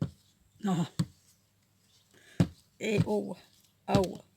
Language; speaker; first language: French; native; French